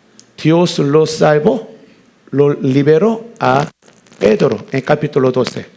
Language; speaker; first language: Spanish; non-native, learner; Korean